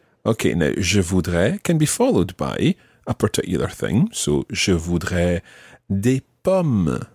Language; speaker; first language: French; non-native, fluent; English